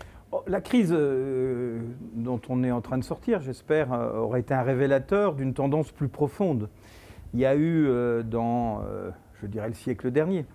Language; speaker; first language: French; native; French